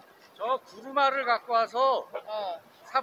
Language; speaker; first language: Korean; native; Korean